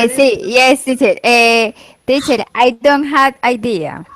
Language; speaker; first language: English; non-native, learner; Spanish